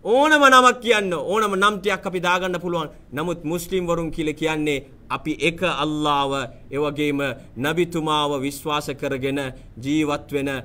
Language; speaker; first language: Sinhala; non-native, local second language; Tamil